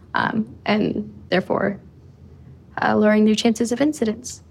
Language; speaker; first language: English; early bilingual, other home language; Spanish